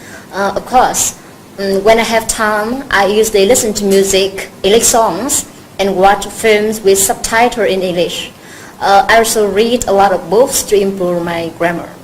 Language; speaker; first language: English; non-native, learner; Vietnamese